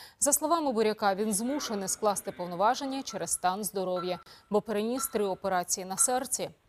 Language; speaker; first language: Ukrainian; native; Ukrainian